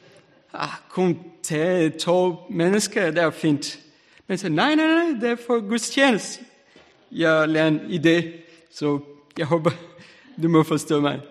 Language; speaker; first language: Danish; non-native, learner; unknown